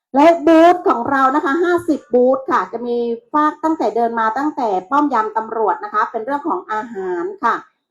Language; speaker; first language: Thai; non-native, local second language; Shan